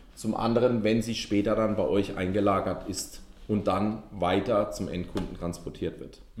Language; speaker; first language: German; native; German